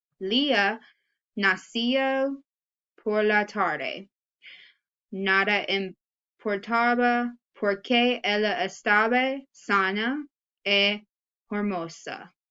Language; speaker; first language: Spanish; non-native, learner; English